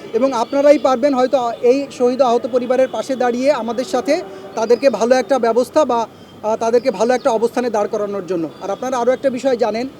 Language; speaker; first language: Bangla; native; Bangla